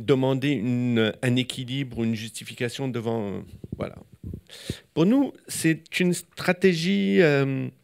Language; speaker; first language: French; non-native, local second language; Arabic